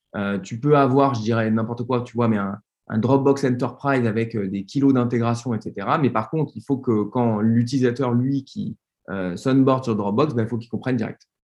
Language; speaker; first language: French; native; French